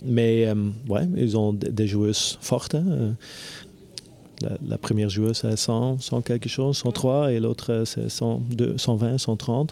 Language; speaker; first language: French; non-native, local second language; Dutch